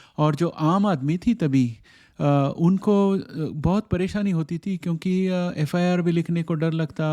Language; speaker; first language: Hindi; native; Hindi